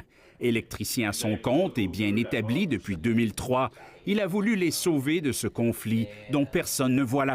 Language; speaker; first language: French; native; French